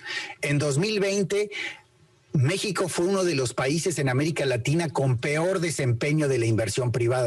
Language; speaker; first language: Spanish; native; Spanish